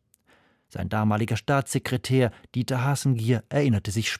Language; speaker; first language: German; native; German